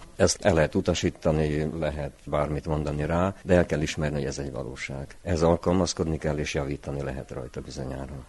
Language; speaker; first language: Hungarian; native; Hungarian